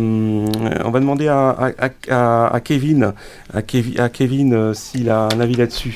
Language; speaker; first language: French; native; French